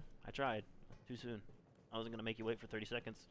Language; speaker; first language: English; native; English